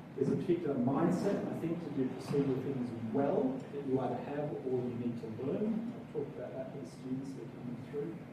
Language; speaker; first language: English; native; English